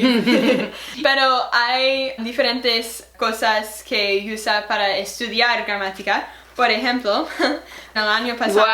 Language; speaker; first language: Spanish; non-native, learner; English